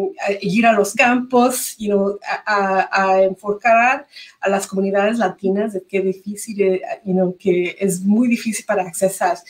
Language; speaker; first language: Spanish; early bilingual, heritage; Spanish